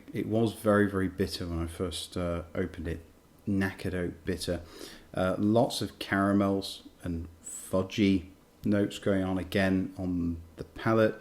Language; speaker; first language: English; native; English